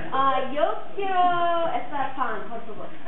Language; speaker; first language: Spanish; non-native, learner; English